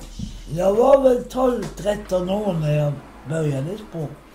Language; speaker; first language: Swedish; non-native, local second language; Romany